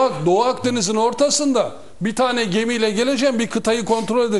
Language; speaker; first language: Turkish; native; Turkish